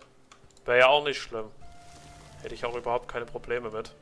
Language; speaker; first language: German; native; German